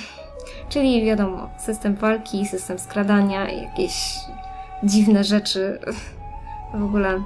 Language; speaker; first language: Polish; native; Polish